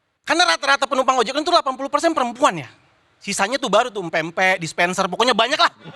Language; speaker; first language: Indonesian; native; Indonesian